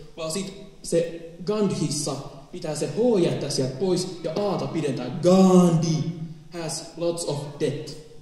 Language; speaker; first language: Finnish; native; Finnish